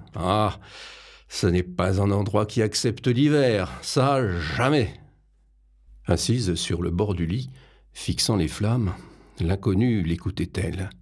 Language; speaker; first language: French; native; French